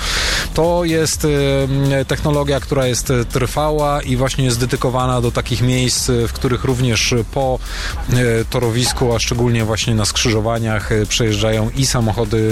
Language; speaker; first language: Polish; native; Polish